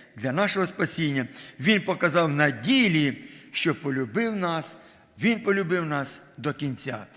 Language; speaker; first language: Ukrainian; non-native, local second language; Russian